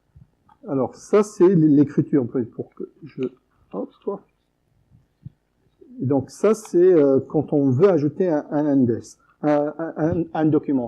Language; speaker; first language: French; native; French